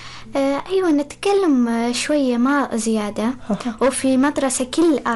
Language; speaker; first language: Arabic; non-native, learner; Persian